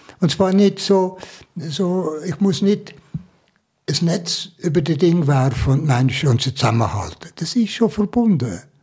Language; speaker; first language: German; native; German